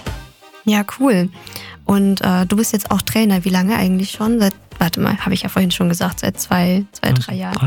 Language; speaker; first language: German; native; German